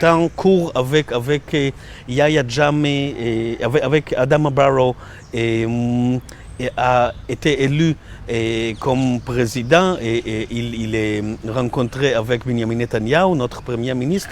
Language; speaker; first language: French; non-native, learner; Hebrew